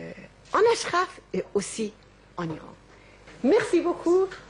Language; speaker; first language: French; non-native, local second language; Persian